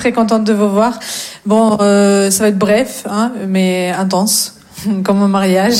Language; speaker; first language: French; non-native, fluent; Russian